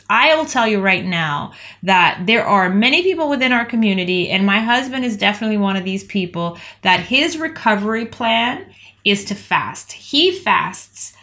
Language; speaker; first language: English; native; English